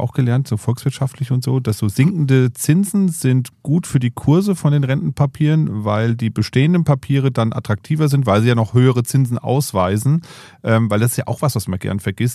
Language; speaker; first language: German; native; German